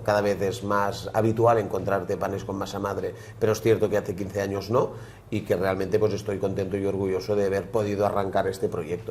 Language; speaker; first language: Spanish; native; Spanish